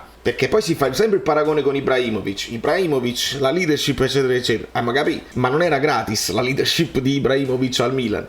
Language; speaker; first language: Italian; native; Italian